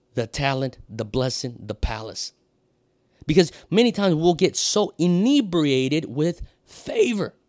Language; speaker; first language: English; non-native, fluent; Portuguese